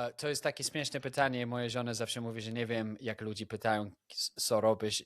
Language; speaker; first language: Polish; non-native, fluent; English